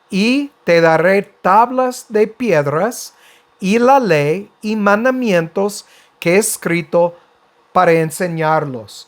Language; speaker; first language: Spanish; non-native, fluent; English